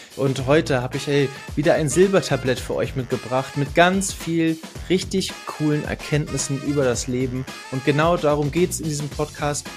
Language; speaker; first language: German; native; German